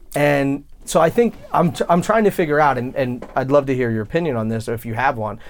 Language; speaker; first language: English; native; English